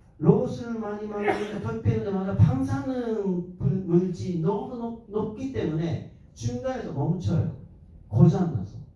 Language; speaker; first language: Korean; non-native, fluent; Japanese